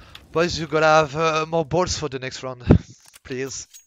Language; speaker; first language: English; non-native, fluent; French